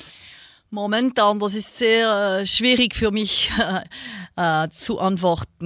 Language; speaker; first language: German; non-native, local second language; French